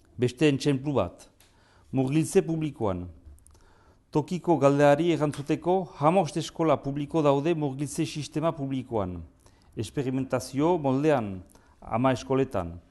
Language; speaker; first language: Basque; native; Basque